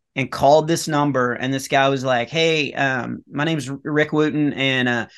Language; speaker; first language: English; native; English